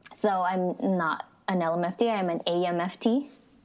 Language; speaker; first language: English; non-native, local second language; Filipino